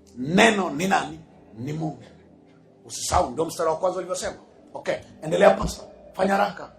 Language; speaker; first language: Swahili; native; Swahili